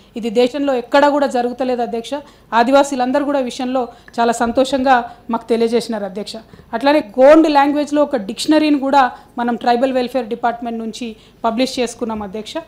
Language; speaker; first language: Telugu; native; Telugu